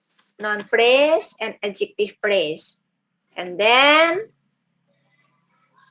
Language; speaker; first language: English; non-native, learner; Indonesian